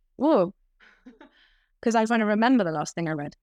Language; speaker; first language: English; native; English